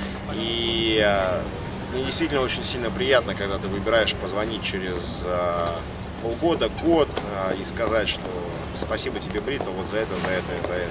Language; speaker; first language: Russian; native; Russian